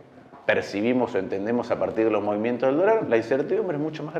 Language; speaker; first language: Spanish; native; Spanish